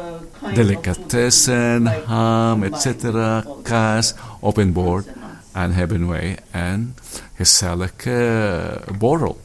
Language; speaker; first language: Dutch; non-native, learner; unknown